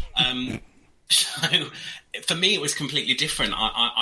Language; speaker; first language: English; native; English